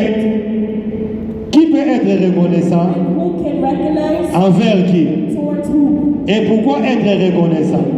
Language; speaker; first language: French; non-native, local second language; Lingala